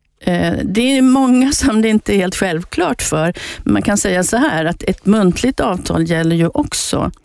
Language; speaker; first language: Swedish; native; Swedish